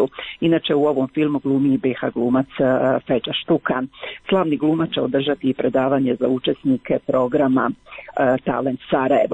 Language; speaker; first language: Croatian; native; Croatian